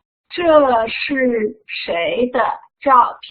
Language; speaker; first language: Chinese; non-native, fluent; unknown